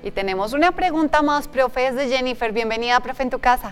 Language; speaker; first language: Spanish; native; Spanish